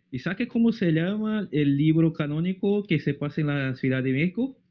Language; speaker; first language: Spanish; non-native, learner; Portuguese